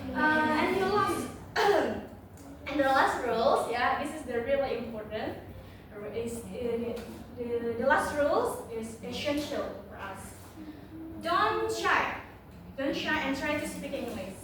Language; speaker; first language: English; non-native, learner; Indonesian